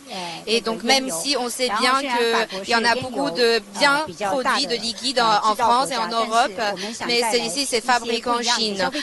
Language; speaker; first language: French; non-native, fluent; Chinese